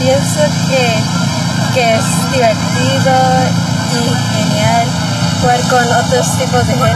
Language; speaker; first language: Spanish; early bilingual, other home language; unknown